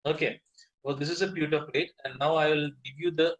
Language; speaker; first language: English; non-native, local second language; Malayalam